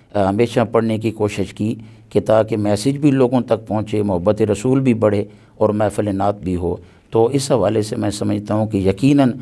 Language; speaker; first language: Urdu; non-native, local second language; Punjabi